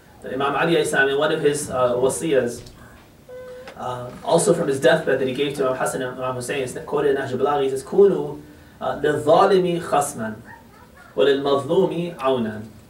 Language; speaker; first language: English; native; English